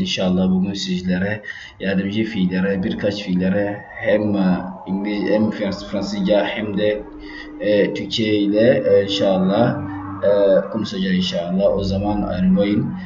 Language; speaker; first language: Turkish; non-native, fluent; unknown